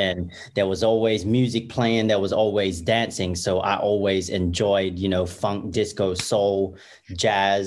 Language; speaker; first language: English; native; English